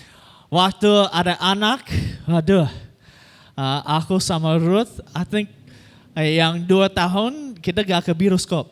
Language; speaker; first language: Indonesian; non-native, fluent; English